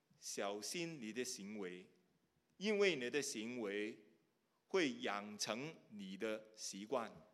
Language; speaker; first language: Chinese; non-native, local second language; Cantonese